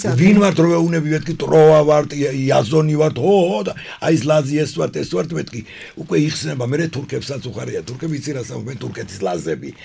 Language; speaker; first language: Georgian; non-native, local second language; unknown